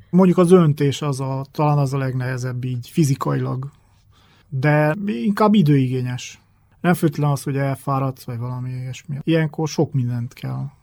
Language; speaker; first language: Hungarian; native; Hungarian